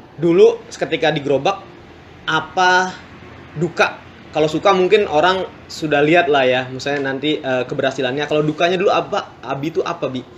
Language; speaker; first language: Indonesian; native; Indonesian